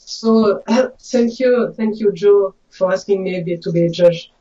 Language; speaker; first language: English; non-native, learner; French